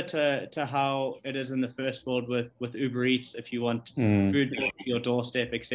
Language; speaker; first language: English; native; English